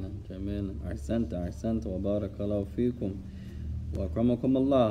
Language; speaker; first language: Arabic; non-native, fluent; English